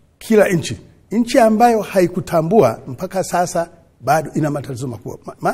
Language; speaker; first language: Swahili; non-native, fluent; Kinyarwanda